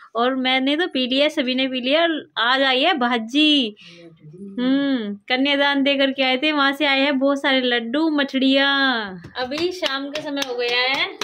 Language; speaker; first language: Hindi; native; Hindi